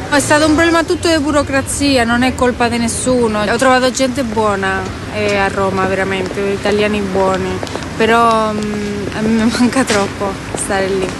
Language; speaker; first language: Italian; non-native, fluent; Spanish